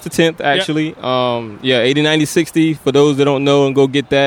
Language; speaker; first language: English; native; English